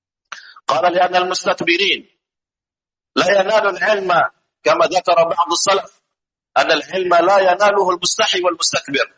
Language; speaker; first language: Arabic; non-native, fluent; Indonesian